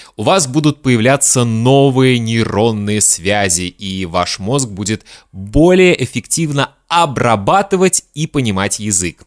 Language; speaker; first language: Russian; native; Russian